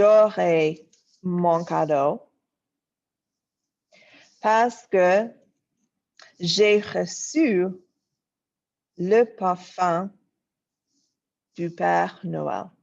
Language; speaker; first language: French; non-native, fluent; English